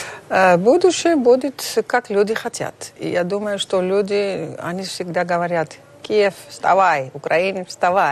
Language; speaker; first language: Russian; non-native, fluent; Dutch